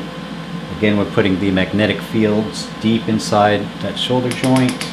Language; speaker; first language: English; native; English